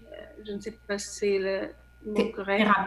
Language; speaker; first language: French; non-native, learner; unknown